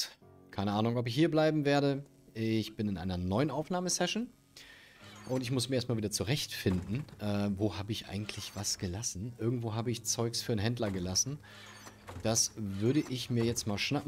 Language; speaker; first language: German; native; German